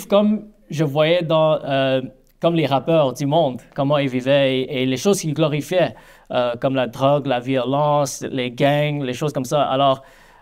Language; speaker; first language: French; native; French